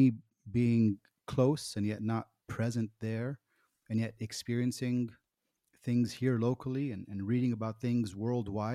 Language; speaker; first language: English; native; English